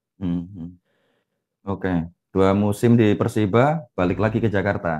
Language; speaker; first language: Indonesian; native; Indonesian